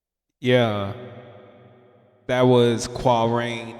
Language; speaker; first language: English; native; English